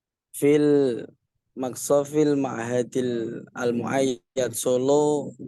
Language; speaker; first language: Arabic; non-native, learner; Indonesian